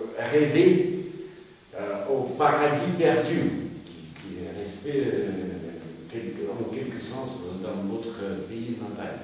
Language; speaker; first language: French; non-native, fluent; Russian